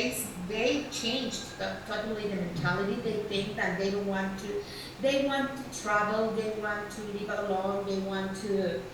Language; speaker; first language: English; non-native, learner; Spanish